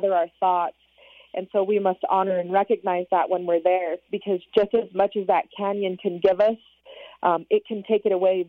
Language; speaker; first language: English; native; English